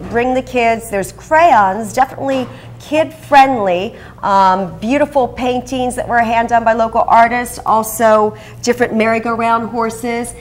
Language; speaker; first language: English; native; English